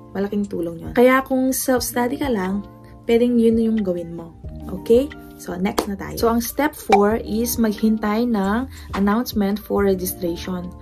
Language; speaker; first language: Filipino; non-native, local second language; Pampanga